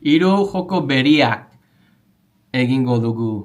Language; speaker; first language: Basque; non-native, learner; English